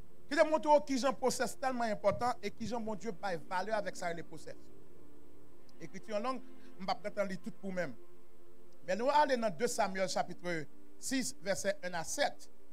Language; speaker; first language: French; native; French